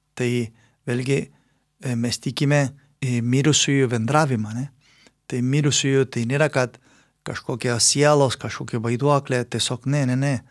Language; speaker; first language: Lithuanian; non-native, fluent; Spanish